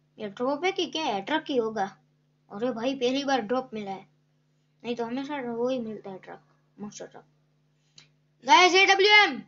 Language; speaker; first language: Hindi; native; Hindi